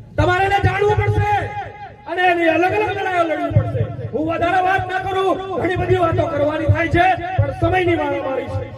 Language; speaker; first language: Gujarati; non-native, local second language; Bhili